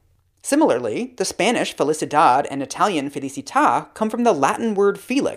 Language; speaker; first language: English; native; English